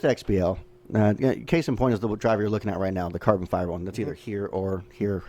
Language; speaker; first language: English; native; English